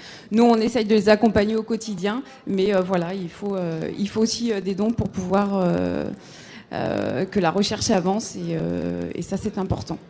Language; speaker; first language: French; native; French